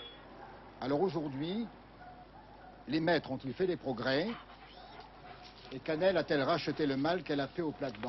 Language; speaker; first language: French; native; French